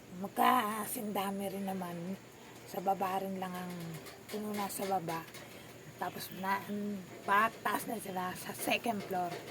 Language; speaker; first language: Filipino; native; Filipino